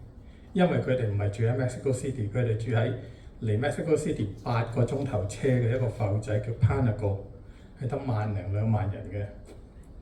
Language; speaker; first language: Cantonese; native; Cantonese